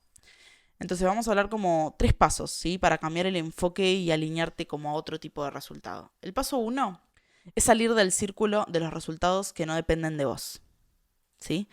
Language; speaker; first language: Spanish; native; Spanish